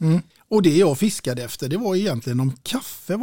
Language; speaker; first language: Swedish; native; Swedish